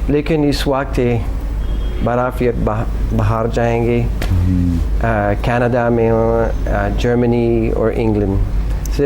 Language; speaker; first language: Hindi; non-native, learner; English